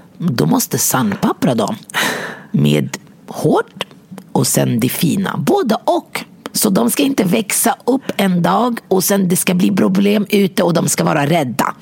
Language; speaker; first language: Swedish; native; Swedish